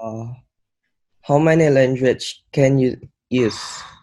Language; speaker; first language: English; non-native, learner; Indonesian